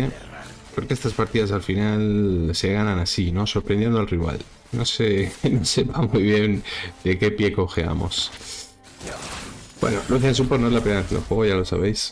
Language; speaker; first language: Spanish; native; Spanish